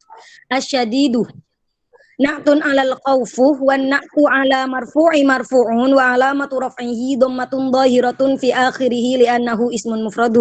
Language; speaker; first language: Arabic; non-native, learner; Indonesian